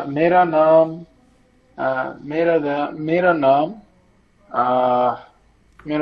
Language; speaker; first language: Hindi; non-native, learner; Bangla